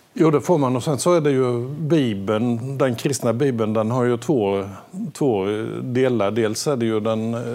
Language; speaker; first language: Swedish; native; Swedish